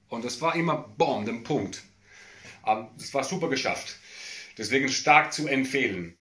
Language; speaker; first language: German; non-native, fluent; Italian